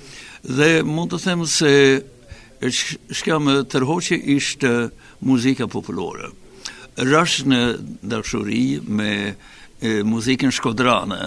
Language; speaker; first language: Albanian; non-native, fluent; Swedish